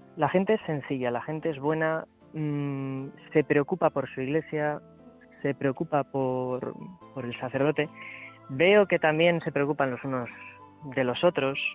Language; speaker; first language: Spanish; native; Spanish